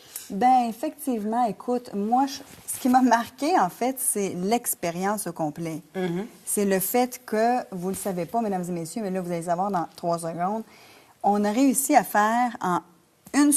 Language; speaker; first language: French; native; French